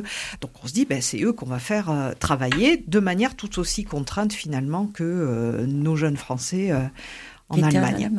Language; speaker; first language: French; native; French